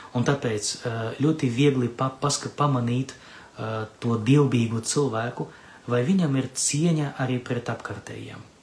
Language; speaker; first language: Latvian; non-native, local second language; Russian